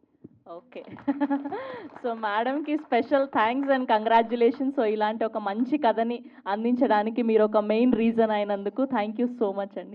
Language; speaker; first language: Telugu; native; Telugu